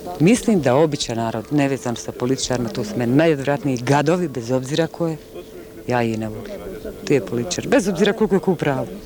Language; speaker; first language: Serbian; native; Serbian